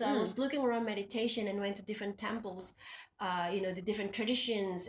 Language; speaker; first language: English; non-native, local second language; Indonesian